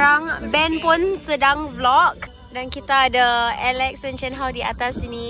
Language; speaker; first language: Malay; non-native, local second language; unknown